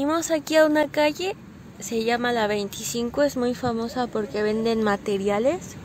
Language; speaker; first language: Spanish; native; Spanish